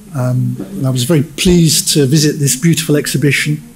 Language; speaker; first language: English; native; English